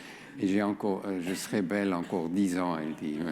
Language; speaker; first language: French; non-native, fluent; German